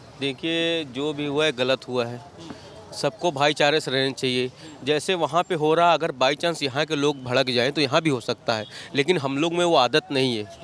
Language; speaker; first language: Hindi; native; Hindi